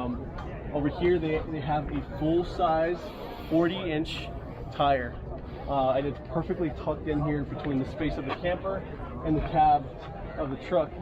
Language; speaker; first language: English; native; English